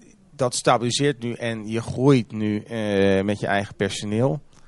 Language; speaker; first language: Dutch; native; Dutch